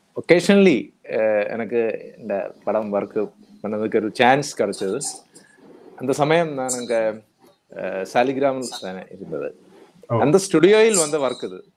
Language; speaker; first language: Tamil; non-native, learner; Malayalam